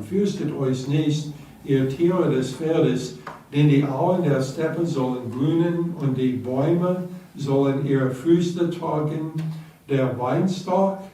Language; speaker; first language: German; non-native, fluent; English